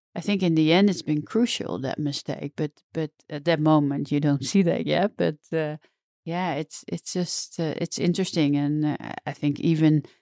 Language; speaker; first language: English; non-native, fluent; Dutch